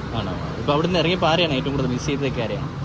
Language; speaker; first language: Malayalam; native; Malayalam